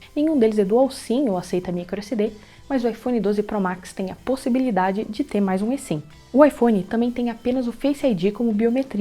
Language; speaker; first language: Portuguese; native; Portuguese